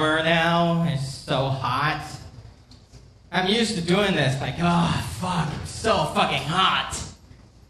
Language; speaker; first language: English; non-native, fluent; Korean